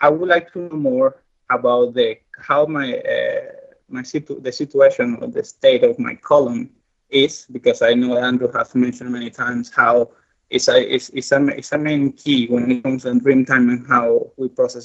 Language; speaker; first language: English; non-native, fluent; Spanish